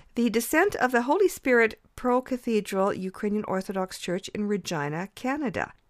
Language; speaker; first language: English; early bilingual, other home language; Ukrainian